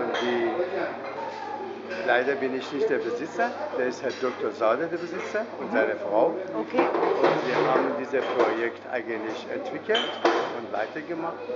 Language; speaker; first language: German; non-native, learner; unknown